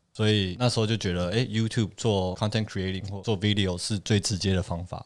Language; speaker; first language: Chinese; early bilingual, heritage; Chinese